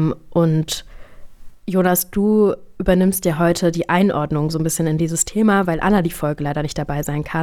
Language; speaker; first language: German; native; German